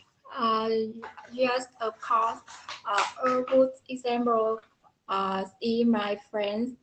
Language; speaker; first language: English; non-native, learner; Vietnamese